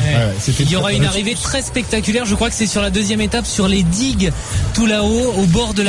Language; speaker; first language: French; native; French